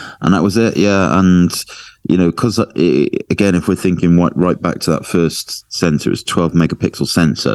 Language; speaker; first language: English; native; English